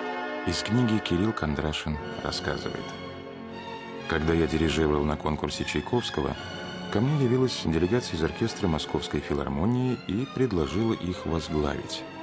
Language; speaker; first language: Russian; native; Russian